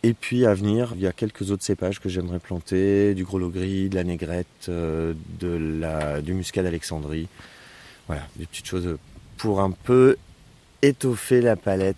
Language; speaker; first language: French; native; French